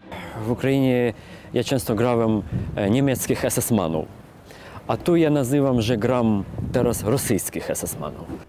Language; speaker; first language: Polish; non-native, fluent; Ukrainian